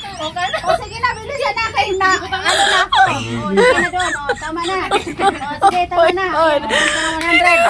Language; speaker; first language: Filipino; non-native, local second language; Cebuano